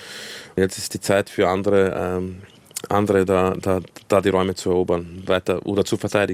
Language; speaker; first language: German; early bilingual, other home language; Croatian